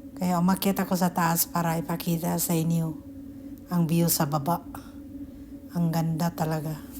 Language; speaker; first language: Filipino; non-native, local second language; Cebuano